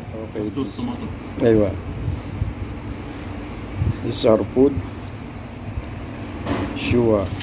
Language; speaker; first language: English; non-native, learner; Filipino